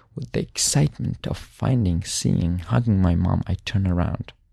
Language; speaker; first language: English; non-native, fluent; Arabic